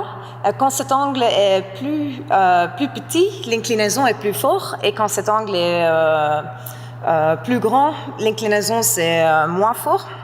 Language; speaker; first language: French; non-native, fluent; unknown